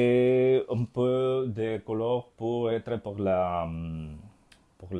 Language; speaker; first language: French; non-native, learner; Spanish